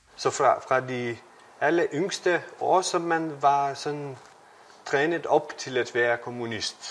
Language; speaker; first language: Danish; non-native, fluent; Lithuanian